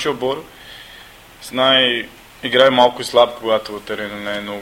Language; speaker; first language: Bulgarian; non-native, learner; Portuguese